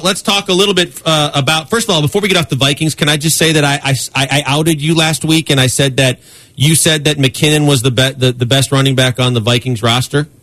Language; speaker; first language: English; native; English